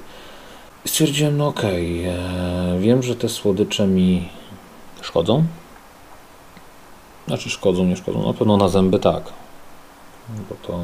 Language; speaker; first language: Polish; native; Polish